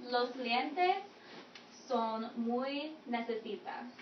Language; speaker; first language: Spanish; non-native, learner; English